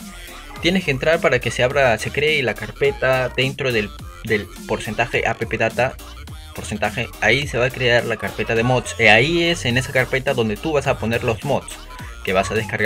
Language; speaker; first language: Spanish; native; Spanish